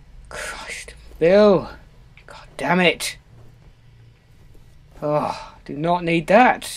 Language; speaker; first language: English; native; English